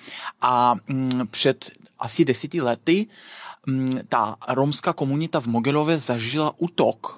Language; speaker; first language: Czech; non-native, fluent; Belarusian